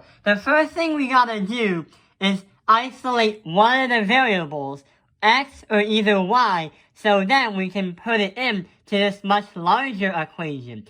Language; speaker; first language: English; native; English